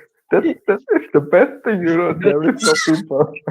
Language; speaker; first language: English; non-native, learner; Indonesian